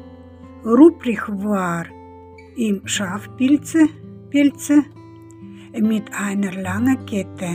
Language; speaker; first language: German; early bilingual, heritage; German